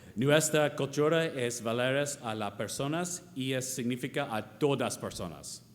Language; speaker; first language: Spanish; non-native, learner; English